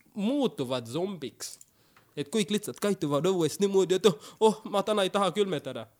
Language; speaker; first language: Estonian; non-native, fluent; English